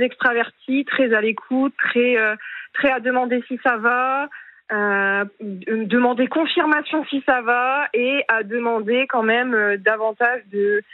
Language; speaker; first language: French; native; French